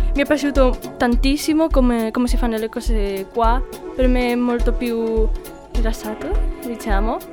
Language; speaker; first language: Italian; non-native, fluent; Spanish